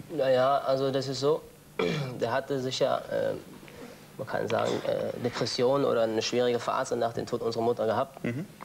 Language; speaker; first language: German; non-native, fluent; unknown